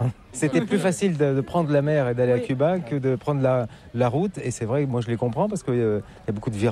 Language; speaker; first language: French; native; French